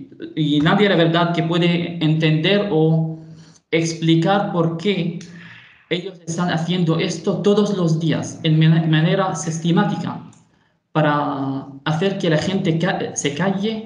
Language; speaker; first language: Spanish; non-native, fluent; Arabic